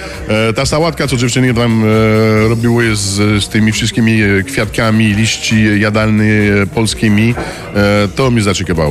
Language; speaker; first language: Polish; non-native, fluent; French